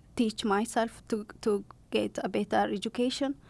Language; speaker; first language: English; non-native, learner; Amharic